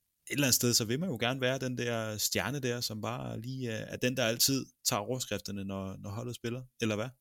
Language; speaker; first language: Danish; native; Danish